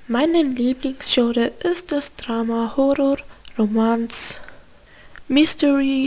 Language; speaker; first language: German; non-native, learner; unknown